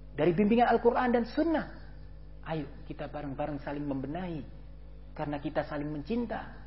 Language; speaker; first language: Malay; non-native, local second language; Madurese